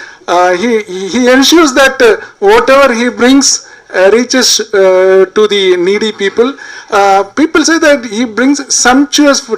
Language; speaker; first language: English; non-native, local second language; Tamil